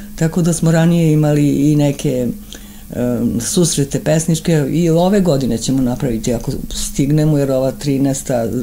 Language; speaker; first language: Serbian; native; Serbian